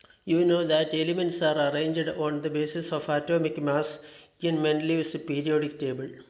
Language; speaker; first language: English; non-native, local second language; Malayalam